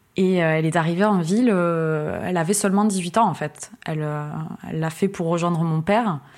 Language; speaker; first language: French; native; French